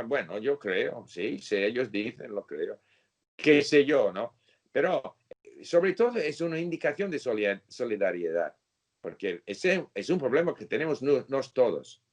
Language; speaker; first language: Spanish; non-native, fluent; English